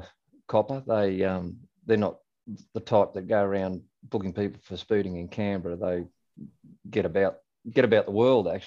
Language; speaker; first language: English; native; English